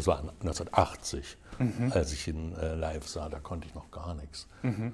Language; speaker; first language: German; native; German